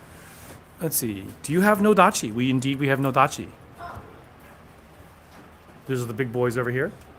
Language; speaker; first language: English; native; English